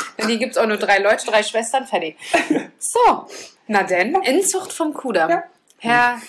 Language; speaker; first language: German; native; German